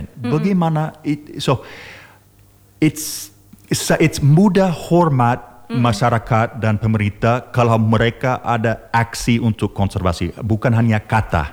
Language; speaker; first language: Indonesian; non-native, learner; English